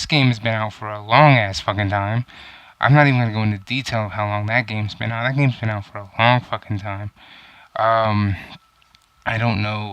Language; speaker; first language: English; native; English